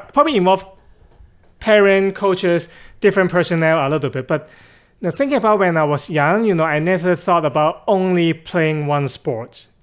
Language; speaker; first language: English; non-native, local second language; Cantonese